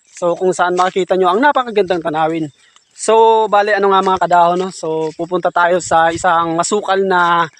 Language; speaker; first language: Filipino; non-native, local second language; Masbatenyo